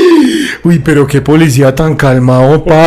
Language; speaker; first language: Spanish; native; Spanish